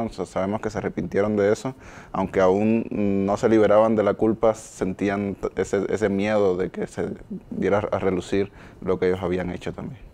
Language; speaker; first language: Spanish; native; Spanish